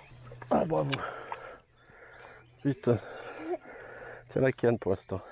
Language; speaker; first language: French; native; French